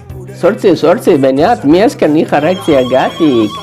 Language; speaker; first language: Basque; non-native, learner; English